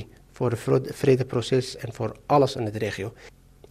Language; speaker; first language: Dutch; non-native, fluent; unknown